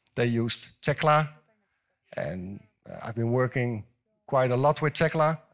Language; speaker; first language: English; non-native, fluent; Dutch